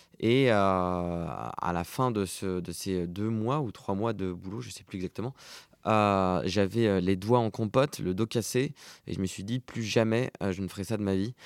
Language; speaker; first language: French; native; French